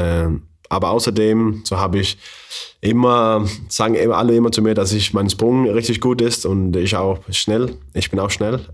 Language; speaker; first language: German; non-native, learner; Faroese